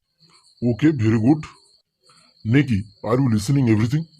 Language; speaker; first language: English; non-native, local second language; Bangla